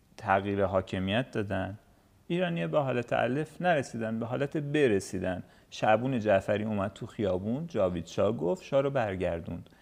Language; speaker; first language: Persian; native; Persian